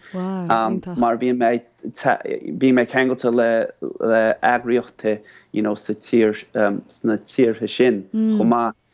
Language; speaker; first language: Irish; non-native, fluent; English